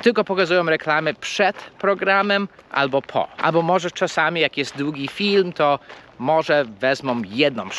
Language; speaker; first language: Polish; non-native, fluent; English